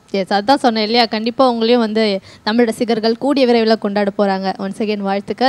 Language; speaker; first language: Tamil; native; Tamil